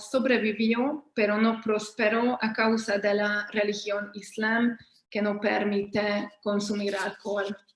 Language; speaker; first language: Spanish; non-native, fluent; Hungarian